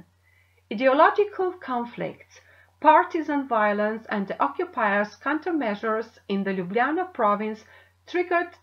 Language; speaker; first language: English; non-native, fluent; Slovenian